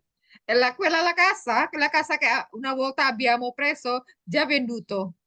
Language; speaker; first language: Italian; non-native, learner; Indonesian